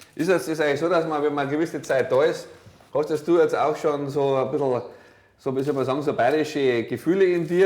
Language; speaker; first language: German; native; German